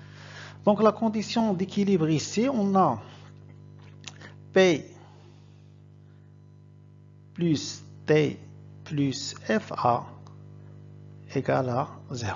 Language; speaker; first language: French; non-native, local second language; Arabic